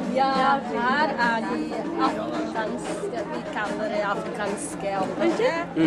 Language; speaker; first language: Norwegian; non-native, learner; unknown